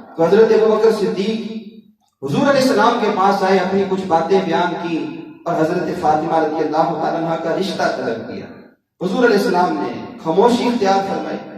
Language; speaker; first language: Urdu; non-native, local second language; Punjabi